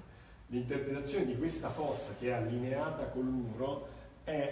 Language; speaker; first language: Italian; native; Italian